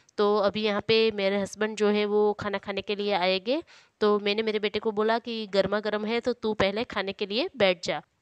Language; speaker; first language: Hindi; non-native, local second language; Gujarati